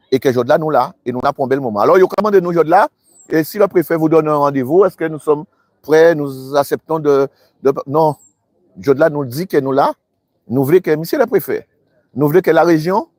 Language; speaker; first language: French; native; French